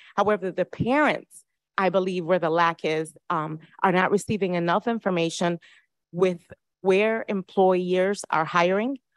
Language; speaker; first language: English; early bilingual, other home language; Spanish